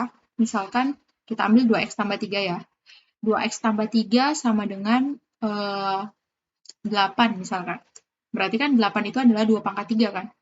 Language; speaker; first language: Indonesian; native; Indonesian